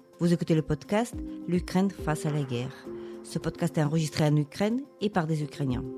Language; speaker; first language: French; non-native, fluent; Ukrainian